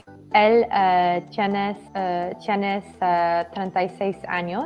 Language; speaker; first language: Spanish; non-native, learner; English